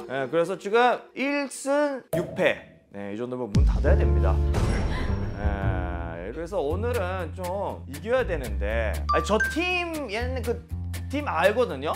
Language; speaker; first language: Korean; non-native, fluent; Japanese